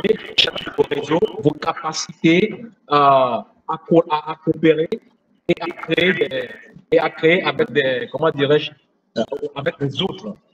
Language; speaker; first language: French; non-native, fluent; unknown